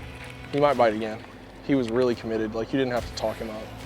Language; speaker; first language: English; native; English